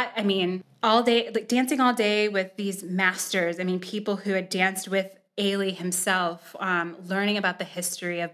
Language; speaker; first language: English; native; English